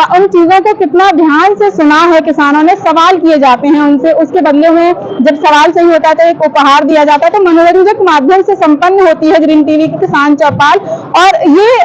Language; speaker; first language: Hindi; native; Hindi